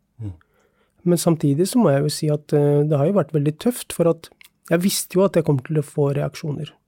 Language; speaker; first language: Norwegian; early bilingual, other home language; Urdu